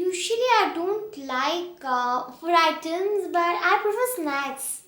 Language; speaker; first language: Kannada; early bilingual, heritage; Kannada